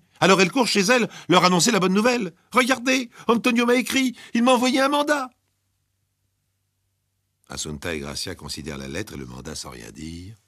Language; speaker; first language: French; native; French